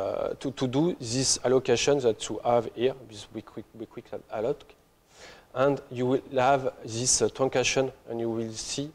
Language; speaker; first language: English; non-native, fluent; French